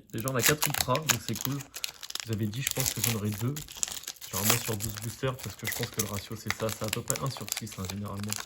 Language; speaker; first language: French; native; French